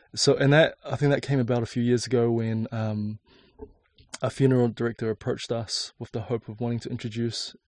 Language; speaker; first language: English; native; English